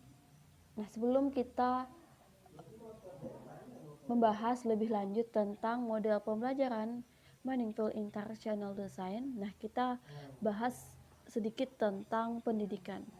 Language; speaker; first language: Indonesian; native; Indonesian